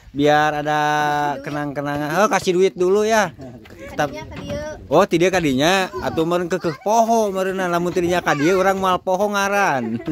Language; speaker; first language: Indonesian; non-native, local second language; Sundanese